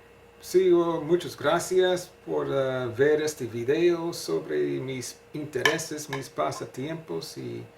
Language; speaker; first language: Spanish; non-native, learner; English